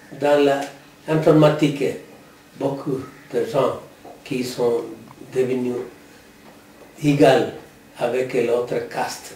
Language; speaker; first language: French; non-native, learner; Tamil